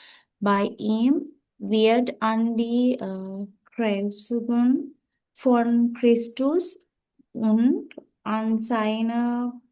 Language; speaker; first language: German; non-native, learner; Sinhala